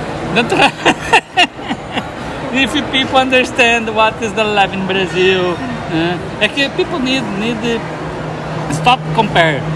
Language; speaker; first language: English; non-native, learner; Portuguese